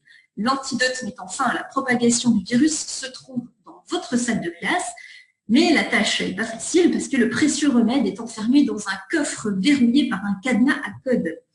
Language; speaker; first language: French; native; French